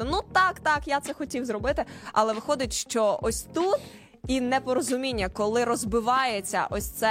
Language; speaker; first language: Ukrainian; native; Ukrainian